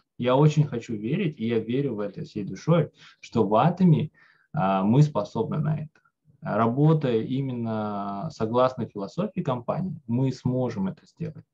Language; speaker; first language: Russian; native; Russian